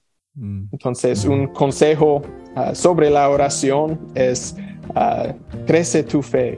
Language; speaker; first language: Spanish; non-native, fluent; English